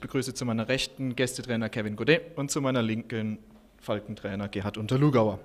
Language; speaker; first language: German; native; German